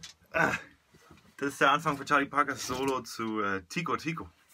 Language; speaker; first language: German; native; German